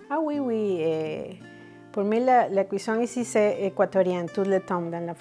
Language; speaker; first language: French; non-native, fluent; Spanish